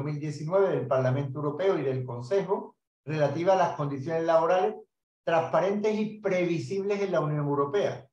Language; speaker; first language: Spanish; native; Spanish